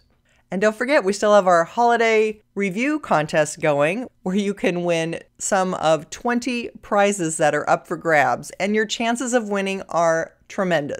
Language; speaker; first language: English; native; English